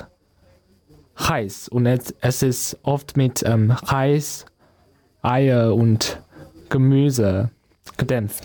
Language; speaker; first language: German; non-native, learner; Chinese